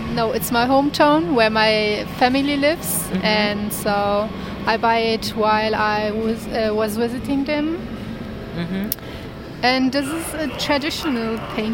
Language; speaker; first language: English; non-native, learner; Turkish